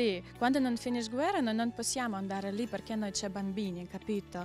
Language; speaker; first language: Italian; non-native, learner; Ukrainian